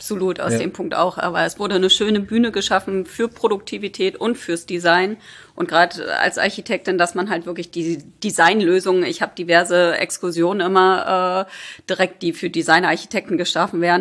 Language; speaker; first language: German; native; German